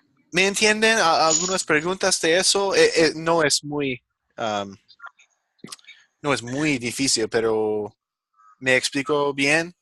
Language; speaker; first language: Spanish; non-native, fluent; English